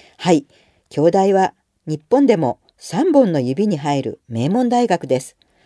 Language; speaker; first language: Japanese; non-native, fluent; Hungarian